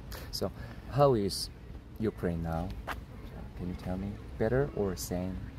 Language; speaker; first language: English; non-native, learner; Korean